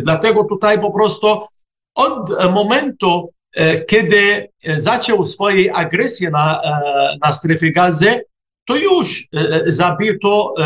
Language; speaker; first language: Polish; non-native, fluent; Arabic